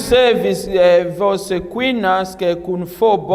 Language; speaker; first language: Danish; non-native, fluent; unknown